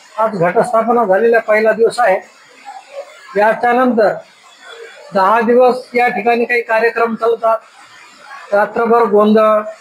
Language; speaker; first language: Marathi; native; Marathi